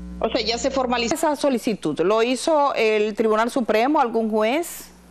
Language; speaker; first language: Spanish; native; Spanish